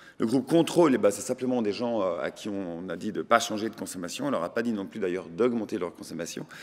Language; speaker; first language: French; native; French